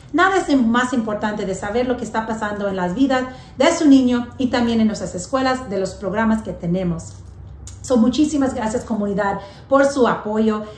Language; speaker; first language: Spanish; early bilingual, heritage; English